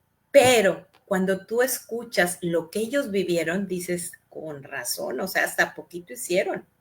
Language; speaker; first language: Spanish; native; Spanish